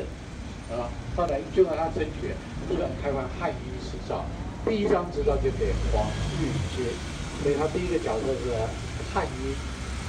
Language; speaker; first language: Chinese; native; Chinese